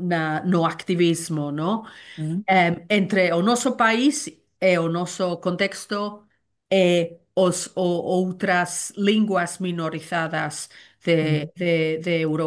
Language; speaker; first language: Portuguese; non-native, learner; Welsh